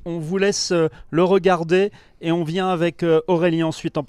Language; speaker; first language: French; native; French